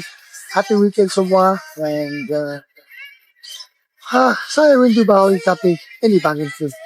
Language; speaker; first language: Indonesian; non-native, learner; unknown